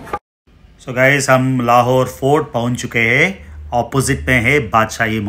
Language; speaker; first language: Hindi; non-native, local second language; Telugu